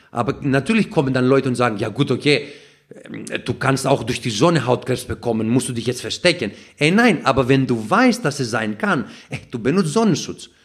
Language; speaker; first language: German; non-native, fluent; Greek